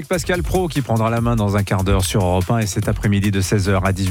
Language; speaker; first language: French; native; French